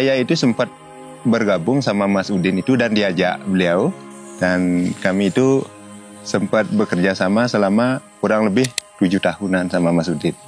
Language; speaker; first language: Indonesian; non-native, local second language; Balinese